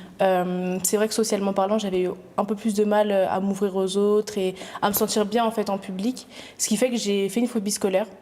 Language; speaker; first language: French; native; French